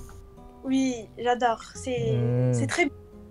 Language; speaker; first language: French; non-native, local second language; Arabic